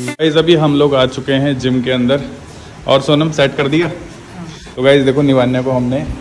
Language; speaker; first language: Hindi; native; Hindi